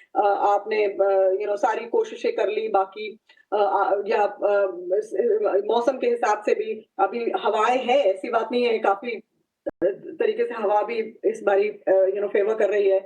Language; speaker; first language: Hindi; native; Hindi